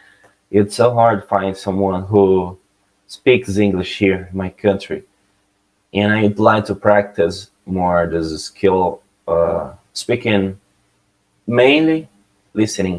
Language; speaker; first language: English; non-native, learner; Portuguese